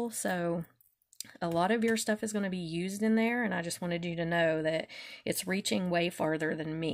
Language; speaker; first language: English; native; English